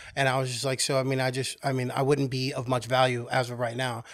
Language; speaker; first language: English; native; English